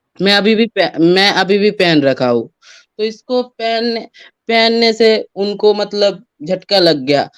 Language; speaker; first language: Hindi; non-native, fluent; Bangla